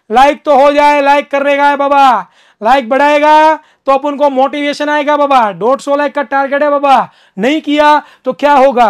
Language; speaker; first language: Hindi; non-native, local second language; Gujarati